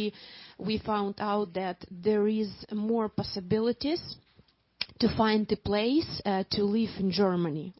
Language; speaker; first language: English; non-native, fluent; Ukrainian